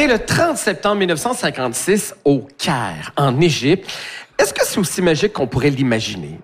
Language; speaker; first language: French; native; French